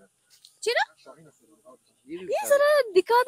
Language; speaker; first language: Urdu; non-native, learner; Persian